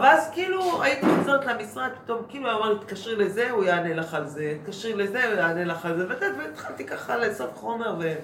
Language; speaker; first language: Hebrew; native; Hebrew